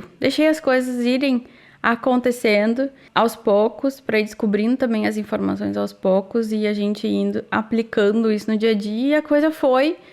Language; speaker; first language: Portuguese; native; Portuguese